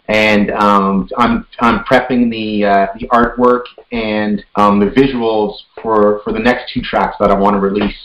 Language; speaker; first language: English; native; English